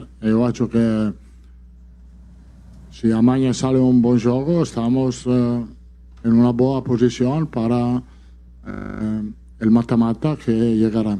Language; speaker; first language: Portuguese; non-native, learner; Italian